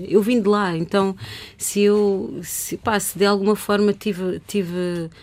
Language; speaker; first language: Portuguese; native; Portuguese